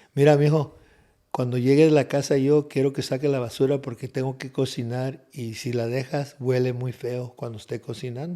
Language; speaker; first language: Spanish; early bilingual, heritage; Spanish